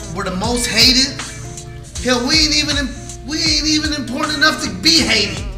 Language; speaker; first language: English; native; English